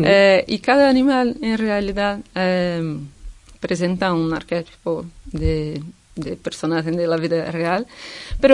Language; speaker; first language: Spanish; non-native, fluent; Portuguese